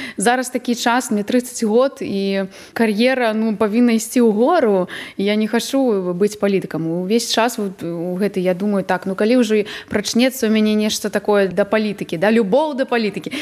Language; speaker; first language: Belarusian; non-native, local second language; Russian